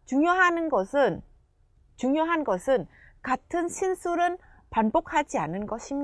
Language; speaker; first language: Korean; non-native, fluent; Vietnamese